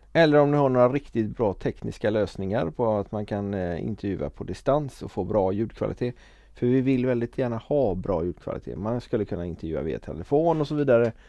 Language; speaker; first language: Swedish; native; Swedish